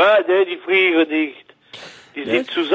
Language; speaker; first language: German; non-native, learner; French